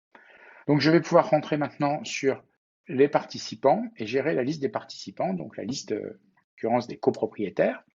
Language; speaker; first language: French; native; French